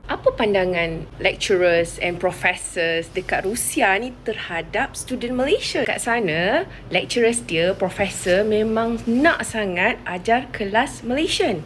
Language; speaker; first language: Malay; native; Malay